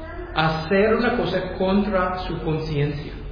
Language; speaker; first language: Spanish; non-native, fluent; English